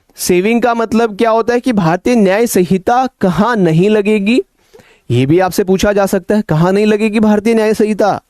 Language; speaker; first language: Hindi; native; Hindi